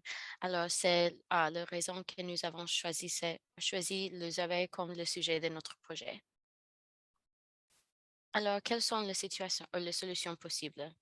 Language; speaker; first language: French; non-native, learner; English